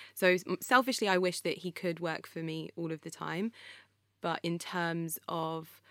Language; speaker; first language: English; native; English